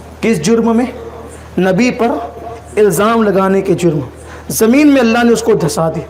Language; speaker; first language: Urdu; native; Urdu